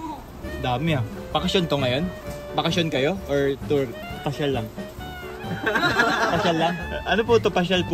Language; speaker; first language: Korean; non-native, learner; Filipino